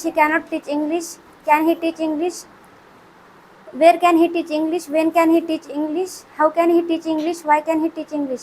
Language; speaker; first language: English; non-native, learner; Marathi